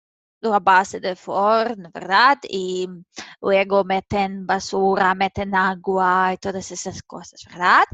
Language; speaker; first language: Spanish; non-native, fluent; Serbian